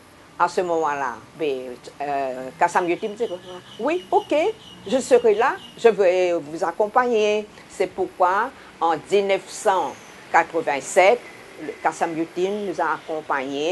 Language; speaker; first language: French; non-native, local second language; Hakka Chinese